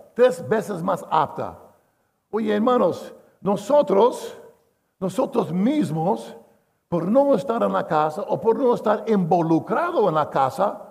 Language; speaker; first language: Spanish; non-native, fluent; English